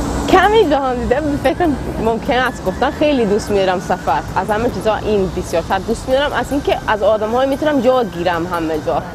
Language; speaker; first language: Persian; non-native, learner; Swedish